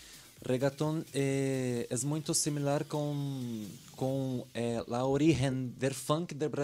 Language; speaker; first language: Spanish; non-native, learner; Portuguese